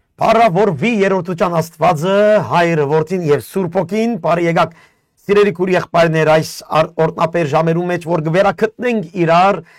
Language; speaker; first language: Armenian; early bilingual, heritage; Armenian